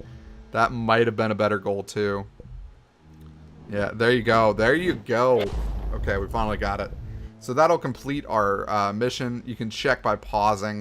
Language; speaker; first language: English; native; English